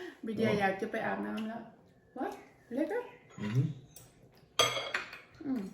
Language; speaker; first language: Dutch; non-native, learner; Thai